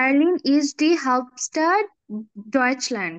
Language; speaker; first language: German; non-native, learner; Bangla